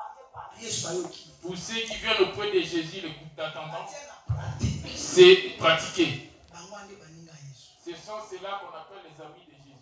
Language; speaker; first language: French; non-native, local second language; Lingala